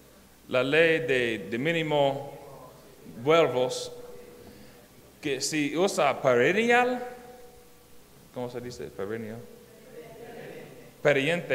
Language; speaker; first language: Spanish; non-native, learner; English